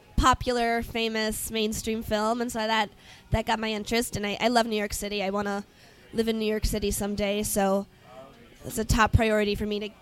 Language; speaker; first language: English; native; English